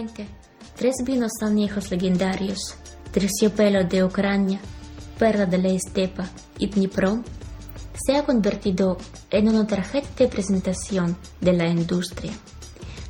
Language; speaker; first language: Spanish; non-native, fluent; Ukrainian